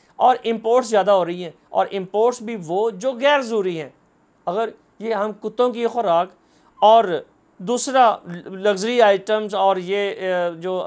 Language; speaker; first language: Urdu; non-native, local second language; Punjabi